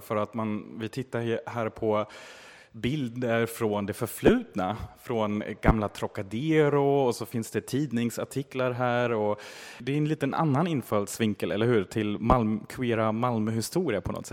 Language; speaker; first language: Swedish; native; Swedish